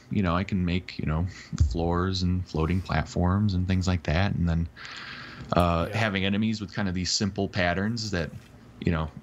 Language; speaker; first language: English; native; English